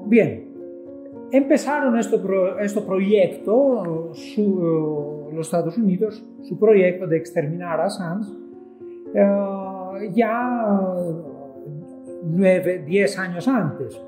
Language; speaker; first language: Spanish; non-native, fluent; Greek